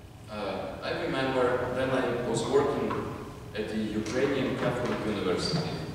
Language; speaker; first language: English; non-native, fluent; Ukrainian